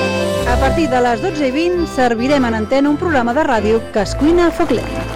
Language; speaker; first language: Catalan; native; Catalan